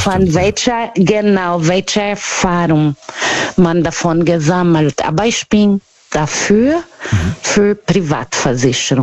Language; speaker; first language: German; non-native, learner; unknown